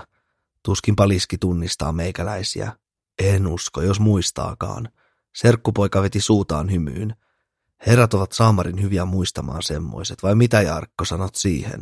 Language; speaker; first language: Finnish; native; Finnish